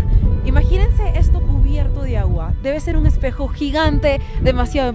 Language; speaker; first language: Spanish; native; Spanish